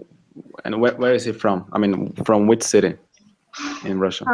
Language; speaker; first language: English; non-native, fluent; Russian